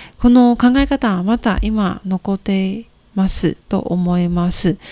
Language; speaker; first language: Japanese; non-native, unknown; Chinese